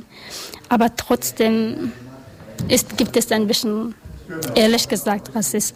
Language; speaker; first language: German; non-native, learner; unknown